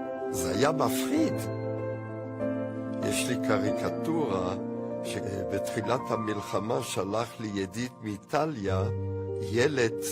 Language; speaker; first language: Hebrew; non-native, fluent; French